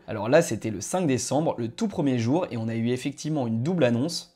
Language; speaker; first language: French; native; French